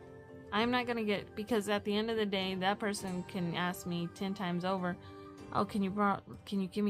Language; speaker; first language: English; native; English